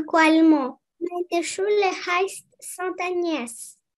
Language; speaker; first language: German; non-native, learner; French